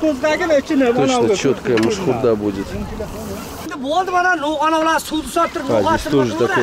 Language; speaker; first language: Russian; non-native, learner; Uzbek